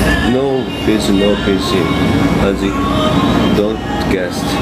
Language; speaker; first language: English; non-native, learner; Korean